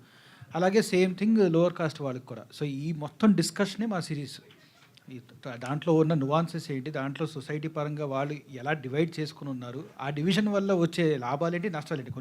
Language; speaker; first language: Telugu; native; Telugu